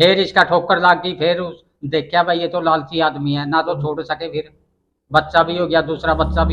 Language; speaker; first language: Hindi; non-native, local second language; Haryanvi